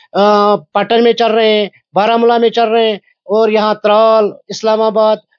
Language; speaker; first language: Hindi; non-native, local second language; Kashmiri